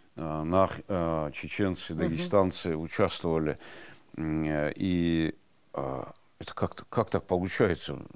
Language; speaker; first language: Russian; non-native, local second language; Avaric